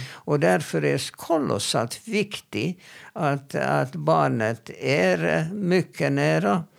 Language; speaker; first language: Swedish; non-native, fluent; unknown